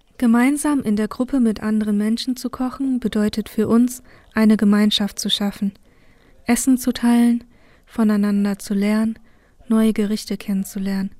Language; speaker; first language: German; early bilingual, other home language; Vietnamese